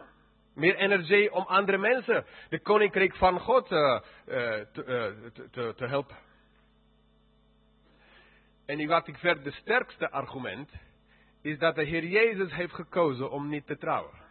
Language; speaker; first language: Dutch; non-native, fluent; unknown